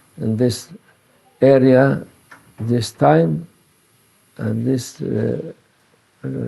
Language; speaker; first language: English; non-native, learner; Turkish